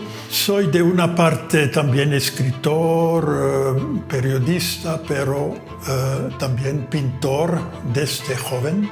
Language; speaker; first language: Spanish; non-native, fluent; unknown